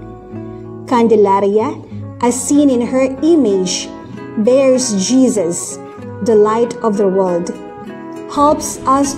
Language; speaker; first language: English; non-native, local second language; Filipino